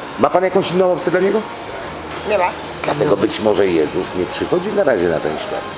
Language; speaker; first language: Polish; native; Polish